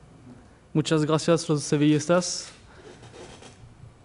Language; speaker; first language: Spanish; non-native, learner; French